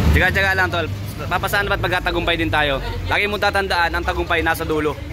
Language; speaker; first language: Filipino; native; Filipino